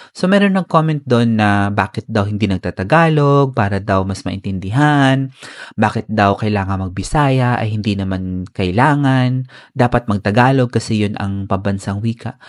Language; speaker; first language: Filipino; non-native, local second language; Cebuano